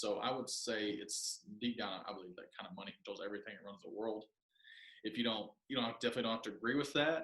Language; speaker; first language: English; native; English